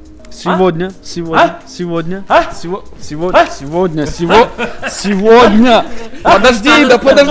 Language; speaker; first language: Russian; native; Russian